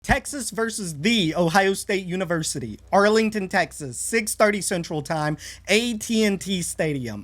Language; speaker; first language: English; native; English